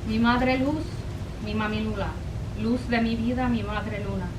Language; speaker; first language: Spanish; early bilingual, heritage; Spanish